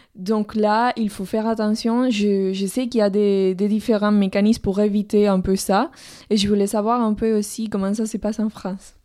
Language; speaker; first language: French; non-native, fluent; Spanish